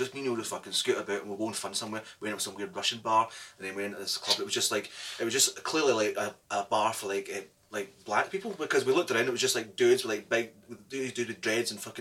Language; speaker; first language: English; native; English